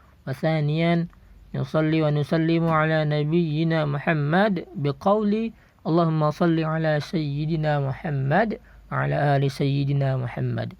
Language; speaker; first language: Arabic; non-native, fluent; Indonesian